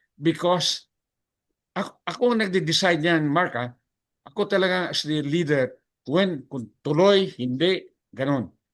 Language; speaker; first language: Filipino; non-native, local second language; Hiligaynon